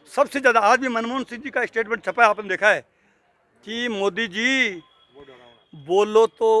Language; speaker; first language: Hindi; native; Hindi